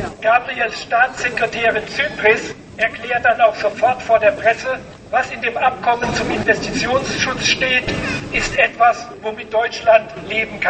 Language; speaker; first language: German; native; German